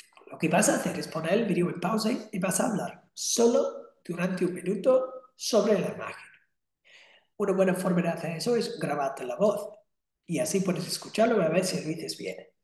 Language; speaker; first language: Spanish; non-native, fluent; English